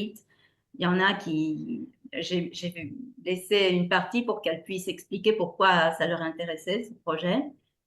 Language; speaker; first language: French; non-native, fluent; Spanish